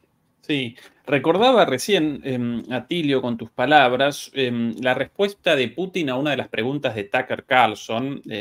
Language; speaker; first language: Spanish; native; Spanish